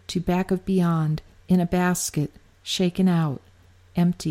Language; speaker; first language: English; native; English